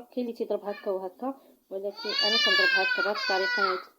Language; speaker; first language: Arabic; native; Arabic